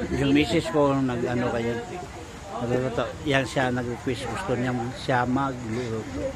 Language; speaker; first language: Filipino; non-native, local second language; Cebuano